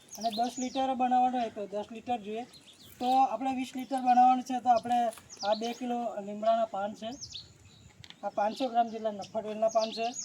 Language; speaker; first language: Gujarati; non-native, local second language; Rathawi